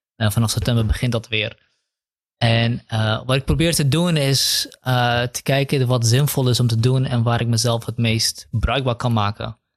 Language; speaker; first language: Dutch; early bilingual, other home language; Kurdish